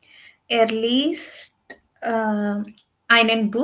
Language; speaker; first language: German; non-native, learner; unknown